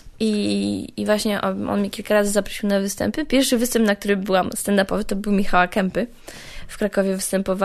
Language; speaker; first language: Polish; native; Polish